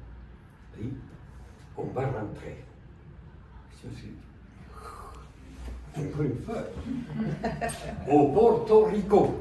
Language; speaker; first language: French; non-native, fluent; Spanish